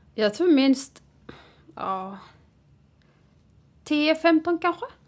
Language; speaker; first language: Swedish; non-native, fluent; Tigrinya